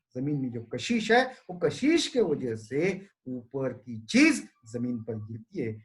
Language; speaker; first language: Hindi; non-native, local second language; Marathi